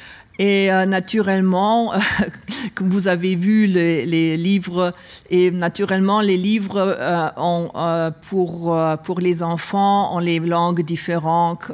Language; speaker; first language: French; non-native, learner; German